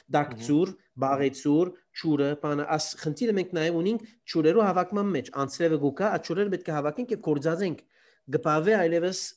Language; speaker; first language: Armenian; early bilingual, heritage; Armenian